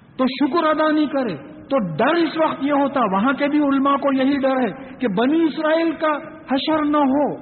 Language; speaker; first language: Urdu; native; Urdu